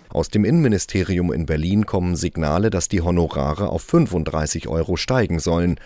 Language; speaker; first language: German; native; German